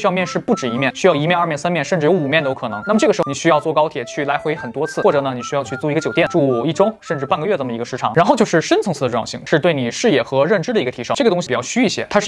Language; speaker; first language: Chinese; native; Chinese